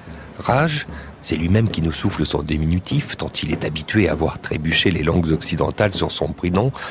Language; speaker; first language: French; native; French